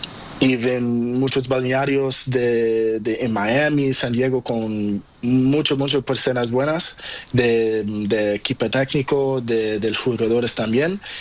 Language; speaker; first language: Spanish; non-native, local second language; Portuguese